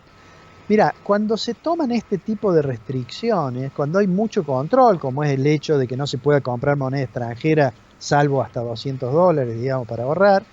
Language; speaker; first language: Spanish; native; Spanish